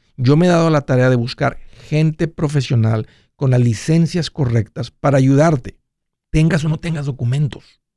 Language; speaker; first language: Spanish; early bilingual, heritage; Spanish